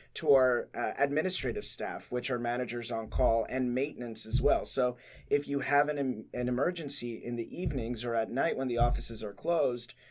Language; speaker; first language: English; native; English